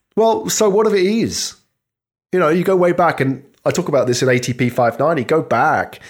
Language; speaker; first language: English; native; English